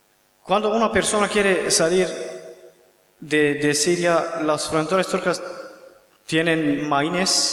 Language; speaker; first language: Spanish; non-native, learner; Kurdish